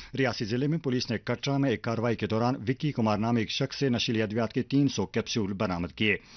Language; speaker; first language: Urdu; non-native, local second language; Kashmiri